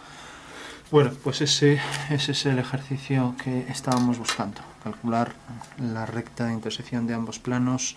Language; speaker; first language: Spanish; native; Spanish